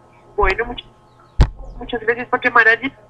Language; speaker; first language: Spanish; native; Spanish